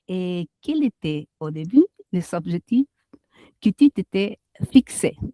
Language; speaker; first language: French; non-native, fluent; Spanish